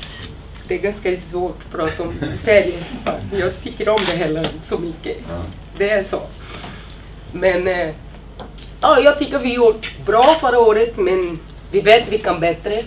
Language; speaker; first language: Swedish; non-native, fluent; Portuguese